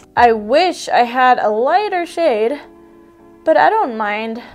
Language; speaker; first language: English; native; English